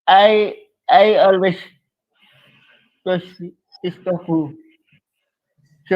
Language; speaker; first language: English; non-native, learner; Indonesian